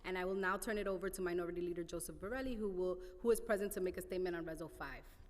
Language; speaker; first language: English; non-native, fluent; Spanish